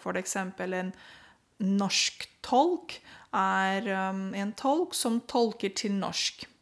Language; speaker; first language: Norwegian; non-native, fluent; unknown